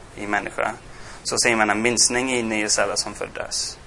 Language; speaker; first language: Swedish; non-native, fluent; English